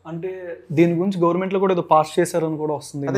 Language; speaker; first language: Telugu; native; Telugu